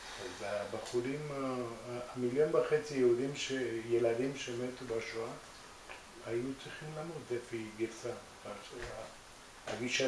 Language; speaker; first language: Hebrew; non-native, fluent; Spanish